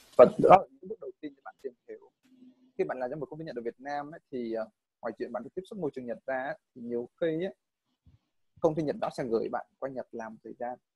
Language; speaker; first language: Vietnamese; native; Vietnamese